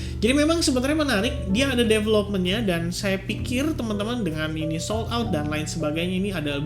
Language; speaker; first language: Indonesian; native; Indonesian